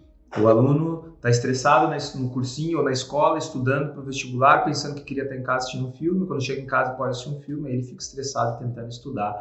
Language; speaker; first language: Portuguese; native; Portuguese